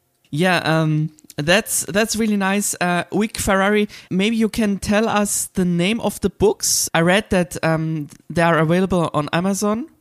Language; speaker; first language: English; non-native, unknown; German